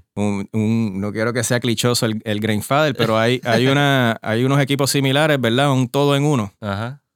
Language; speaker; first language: Spanish; native; Spanish